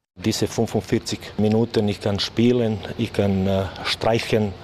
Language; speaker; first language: German; non-native, learner; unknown